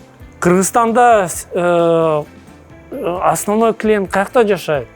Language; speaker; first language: Kyrgyz; non-native, learner; Turkish